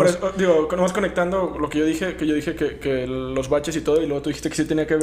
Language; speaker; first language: Spanish; native; Spanish